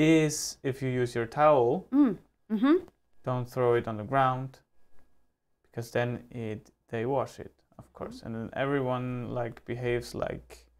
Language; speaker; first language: English; non-native, fluent; German